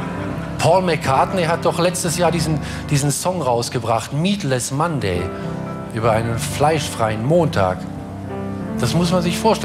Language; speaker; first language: German; native; German